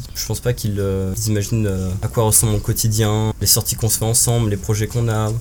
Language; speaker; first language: French; native; French